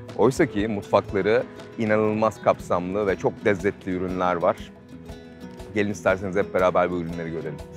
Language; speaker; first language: Turkish; native; Turkish